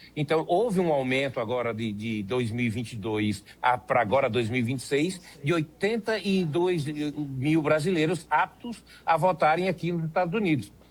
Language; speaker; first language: Portuguese; native; Portuguese